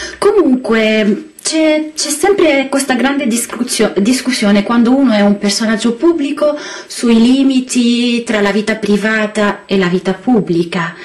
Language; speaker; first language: Italian; non-native, fluent; Arabic